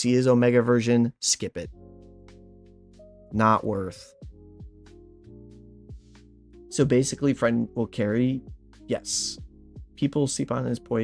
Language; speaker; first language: English; native; English